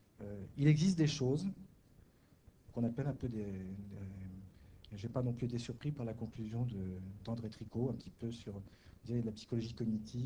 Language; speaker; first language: French; native; French